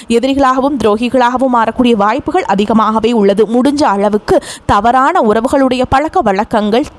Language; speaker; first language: Tamil; native; Tamil